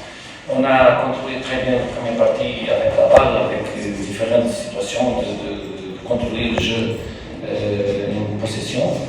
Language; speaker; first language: French; non-native, fluent; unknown